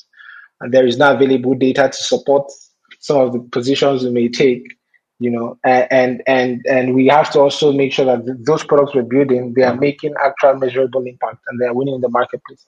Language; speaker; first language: English; non-native, local second language; Igbo